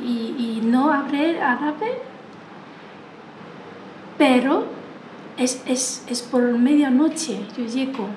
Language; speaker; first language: Spanish; non-native, learner; Chinese